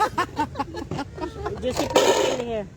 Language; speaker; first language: English; non-native, learner; Filipino